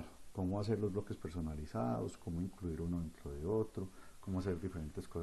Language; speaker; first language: Spanish; native; Spanish